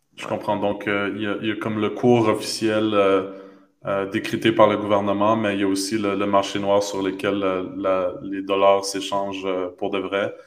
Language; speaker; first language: French; native; French